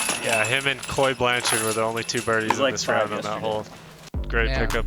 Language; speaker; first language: English; native; English